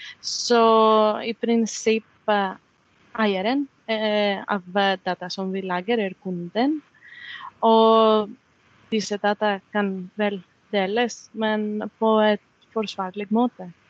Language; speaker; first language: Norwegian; non-native, fluent; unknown